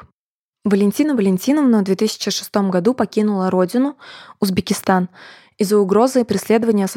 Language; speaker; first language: Russian; native; Russian